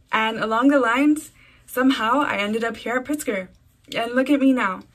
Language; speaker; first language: English; early bilingual, other home language; Spanish